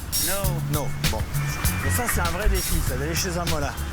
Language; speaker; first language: French; native; French